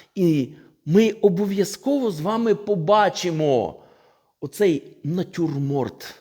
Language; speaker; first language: Ukrainian; non-native, local second language; Russian